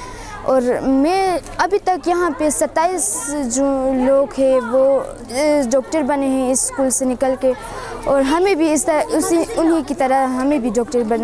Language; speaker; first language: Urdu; non-native, local second language; Khowar